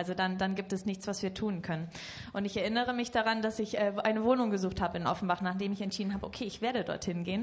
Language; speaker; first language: German; native; German